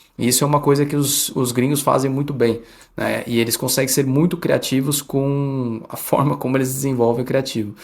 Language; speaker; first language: Portuguese; early bilingual, heritage; Portuguese